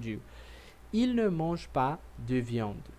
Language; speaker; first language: French; non-native, learner; Portuguese